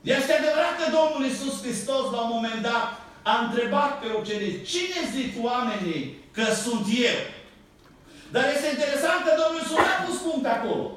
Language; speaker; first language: Romanian; native; Romanian